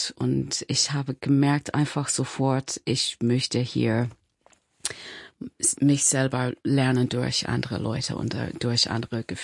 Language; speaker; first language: German; non-native, learner; English